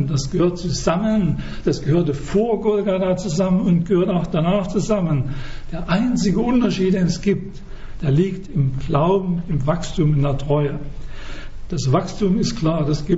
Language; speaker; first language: German; native; German